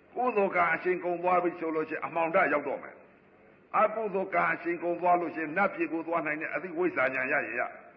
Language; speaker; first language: Burmese; native; Burmese